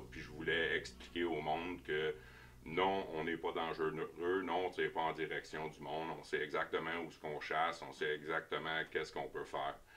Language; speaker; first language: French; native; French